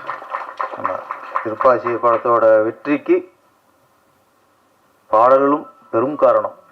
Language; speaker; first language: Tamil; native; Tamil